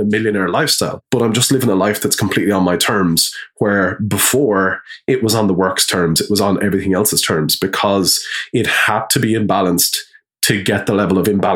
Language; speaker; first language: English; native; English